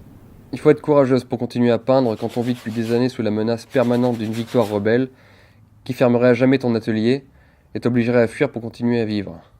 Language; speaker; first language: French; native; French